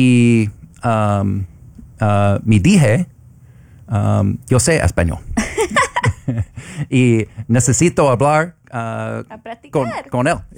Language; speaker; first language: Spanish; non-native, learner; English